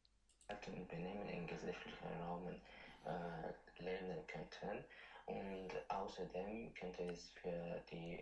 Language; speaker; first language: German; non-native, learner; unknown